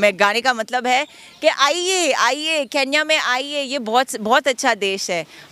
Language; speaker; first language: Hindi; non-native, fluent; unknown